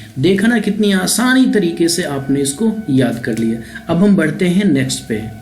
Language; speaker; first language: Hindi; native; Hindi